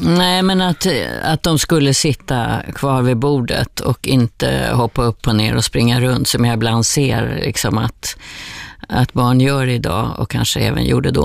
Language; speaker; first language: Swedish; native; Swedish